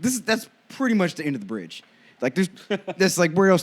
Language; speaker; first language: English; native; English